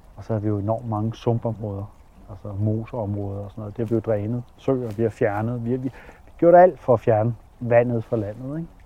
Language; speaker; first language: Danish; native; Danish